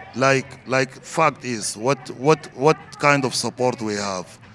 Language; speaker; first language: English; non-native, learner; Arabic